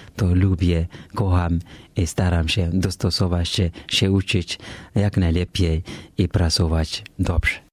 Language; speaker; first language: Polish; non-native, learner; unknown